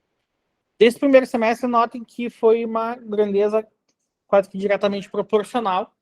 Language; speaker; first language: Portuguese; native; Portuguese